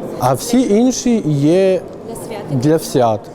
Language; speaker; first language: Ukrainian; non-native, local second language; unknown